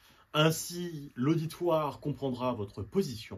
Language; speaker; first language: French; native; French